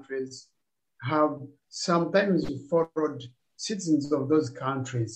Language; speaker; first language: English; non-native, local second language; Kinyarwanda